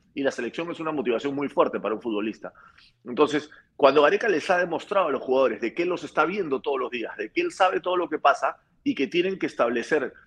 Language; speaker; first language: Spanish; native; Spanish